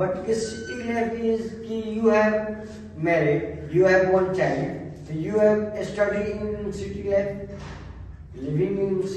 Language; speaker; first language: English; non-native, learner; Hindi